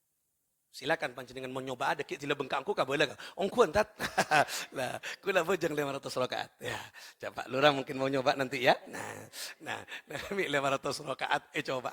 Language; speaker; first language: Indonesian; non-native, local second language; Madurese